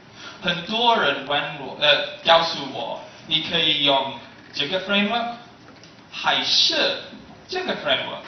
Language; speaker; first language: Chinese; non-native, learner; English